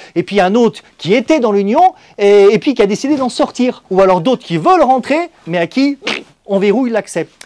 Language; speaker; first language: French; native; French